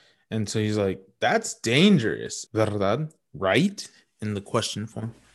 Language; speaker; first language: English; native; English